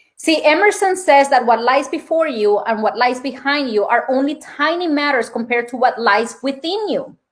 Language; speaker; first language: English; non-native, fluent; Spanish